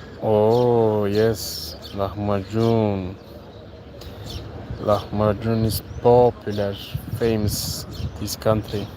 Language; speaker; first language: English; non-native, learner; Turkish